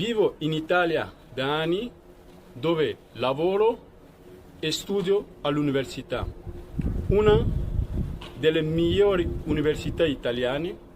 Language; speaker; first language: Italian; non-native, fluent; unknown